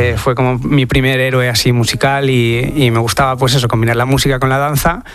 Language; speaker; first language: Spanish; early bilingual, other home language; English